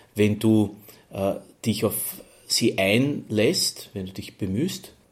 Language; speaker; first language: German; native; German